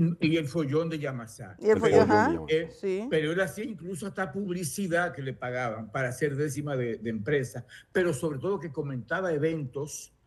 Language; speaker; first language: Spanish; native; Spanish